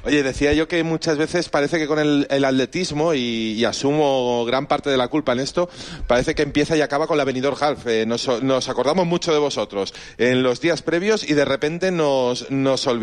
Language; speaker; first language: Spanish; native; Spanish